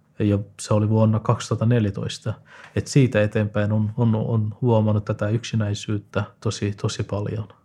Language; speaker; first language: Finnish; non-native, fluent; Persian